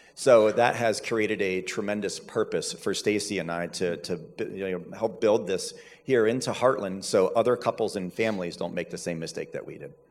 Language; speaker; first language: English; native; English